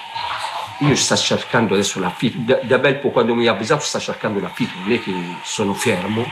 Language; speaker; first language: Italian; non-native, learner; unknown